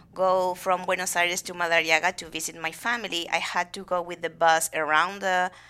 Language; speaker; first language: English; non-native, fluent; Spanish